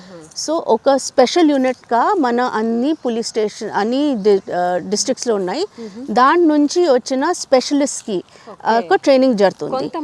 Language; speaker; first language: Telugu; non-native, fluent; Hindi